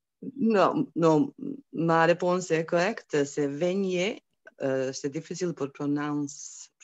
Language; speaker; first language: French; non-native, learner; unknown